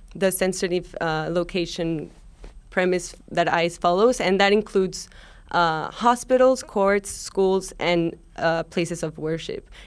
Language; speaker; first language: English; non-native, fluent; Spanish